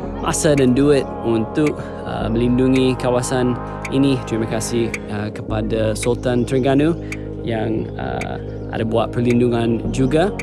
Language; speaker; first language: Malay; non-native, fluent; English